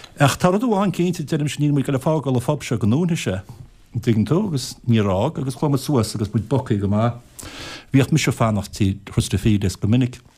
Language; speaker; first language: Irish; native; Irish